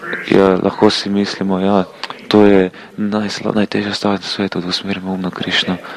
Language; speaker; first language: Slovenian; native; Slovenian